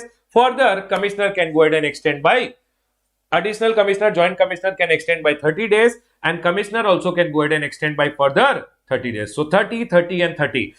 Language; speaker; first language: English; non-native, local second language; Hindi